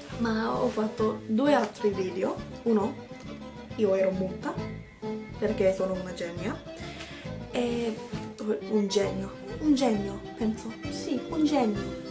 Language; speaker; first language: Italian; non-native, learner; English